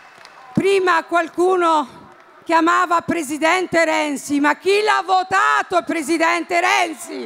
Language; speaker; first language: Italian; non-native, fluent; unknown